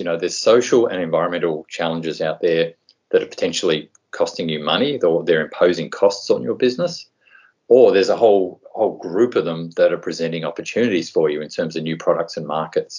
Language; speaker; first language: English; native; English